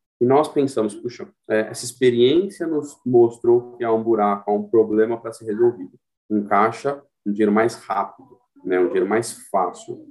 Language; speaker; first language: Portuguese; native; Portuguese